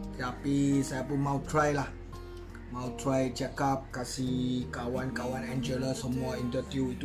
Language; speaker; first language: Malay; non-native, local second language; Chinese